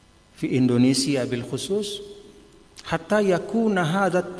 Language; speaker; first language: Arabic; non-native, fluent; Sasak